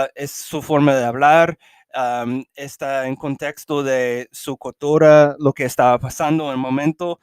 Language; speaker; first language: Spanish; early bilingual, heritage; English